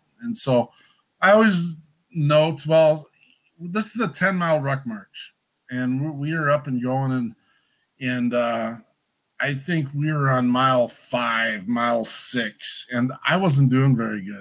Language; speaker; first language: English; native; English